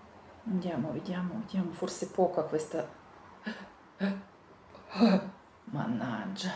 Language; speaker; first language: Italian; non-native, fluent; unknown